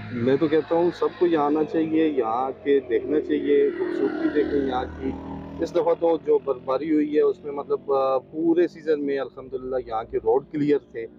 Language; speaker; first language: Urdu; native; Urdu